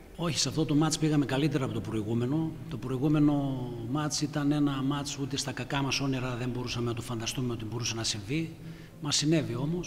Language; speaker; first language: Greek; native; Greek